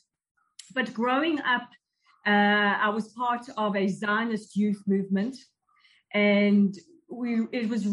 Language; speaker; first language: English; native; English